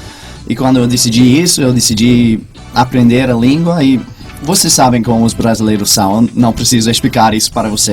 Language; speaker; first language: Portuguese; non-native, fluent; English